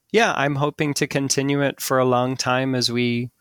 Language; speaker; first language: English; native; English